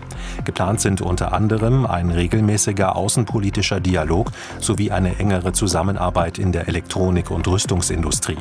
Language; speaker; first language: German; native; German